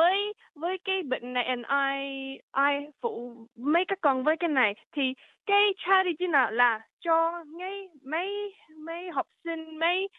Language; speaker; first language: Vietnamese; early bilingual, heritage; Vietnamese